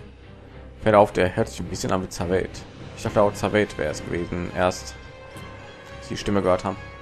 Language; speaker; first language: German; native; German